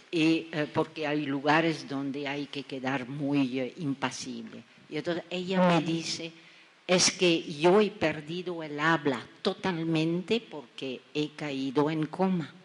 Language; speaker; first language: Spanish; non-native, fluent; French